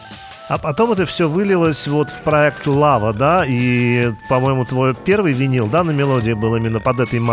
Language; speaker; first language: Russian; native; Russian